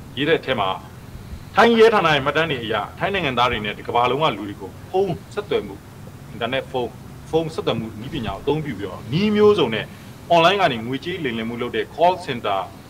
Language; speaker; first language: Burmese; native; Burmese